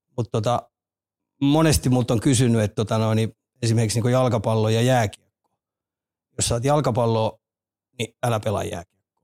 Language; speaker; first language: Finnish; native; Finnish